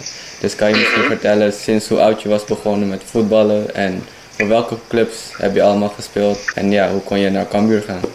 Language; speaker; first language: Dutch; non-native, fluent; Indonesian